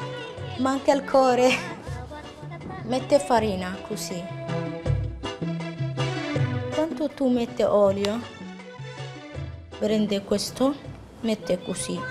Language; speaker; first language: Italian; non-native, learner; Somali